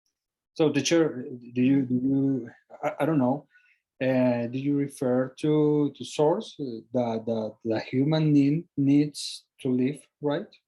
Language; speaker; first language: English; non-native, fluent; Spanish